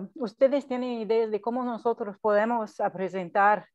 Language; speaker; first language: Spanish; non-native, fluent; English